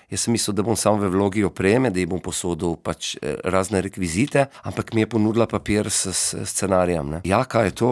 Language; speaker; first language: Slovenian; native; Slovenian